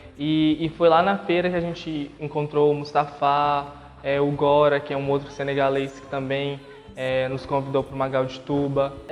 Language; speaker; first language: Portuguese; native; Portuguese